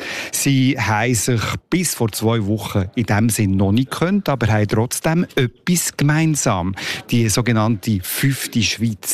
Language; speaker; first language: German; native; German